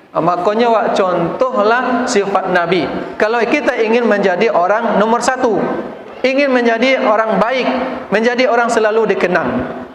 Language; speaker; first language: Malay; non-native, local second language; Minangkabau